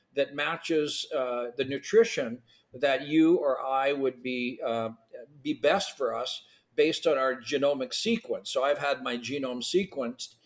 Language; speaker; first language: English; non-native, fluent; Ukrainian